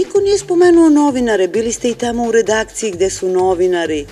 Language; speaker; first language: Serbian; native; Serbian